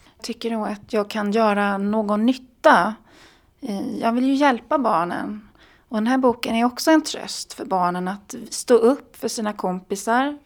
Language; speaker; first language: Swedish; native; Swedish